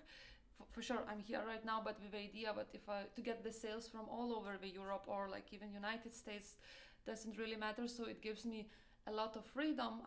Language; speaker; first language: English; non-native, fluent; Lithuanian